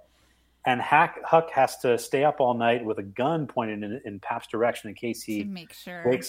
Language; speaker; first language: English; native; English